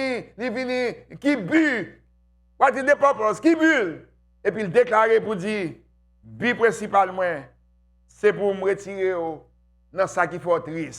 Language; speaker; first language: French; non-native, local second language; Haitian Creole